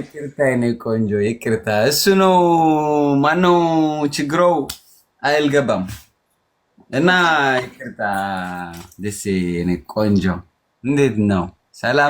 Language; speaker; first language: Amharic; non-native, learner; Tigrinya